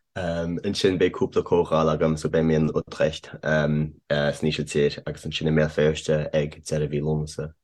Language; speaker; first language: Irish; non-native, fluent; English